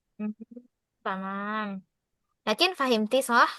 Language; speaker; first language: Arabic; non-native, fluent; Indonesian